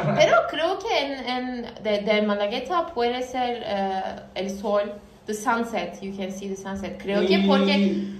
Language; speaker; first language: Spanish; non-native, learner; Turkish